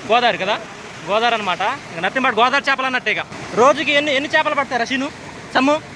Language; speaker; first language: Telugu; non-native, local second language; Koya